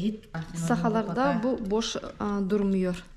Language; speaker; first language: Turkish; non-native, learner; Yakut